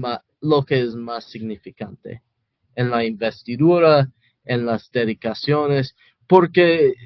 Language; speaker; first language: Spanish; non-native, fluent; English